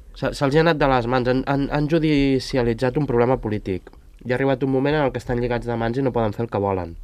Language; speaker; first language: Catalan; native; Catalan